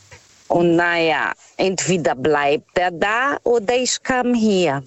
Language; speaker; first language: German; non-native, fluent; Portuguese